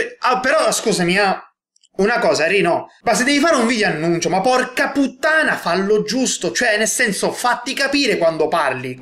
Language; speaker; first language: Italian; native; Italian